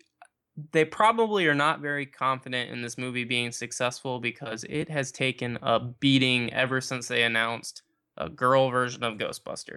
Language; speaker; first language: English; native; English